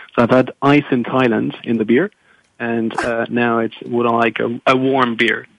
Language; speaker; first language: English; non-native, fluent; French